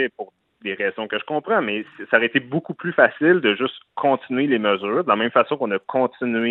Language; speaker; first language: French; native; French